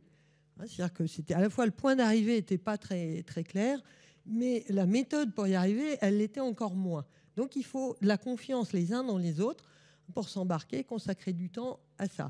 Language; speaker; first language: French; native; French